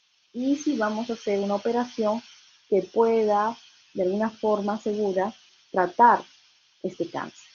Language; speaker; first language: Spanish; native; Spanish